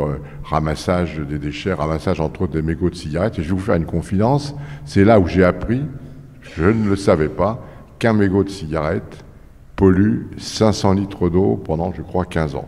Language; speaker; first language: French; native; French